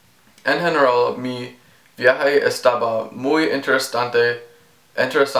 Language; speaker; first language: Spanish; non-native, learner; English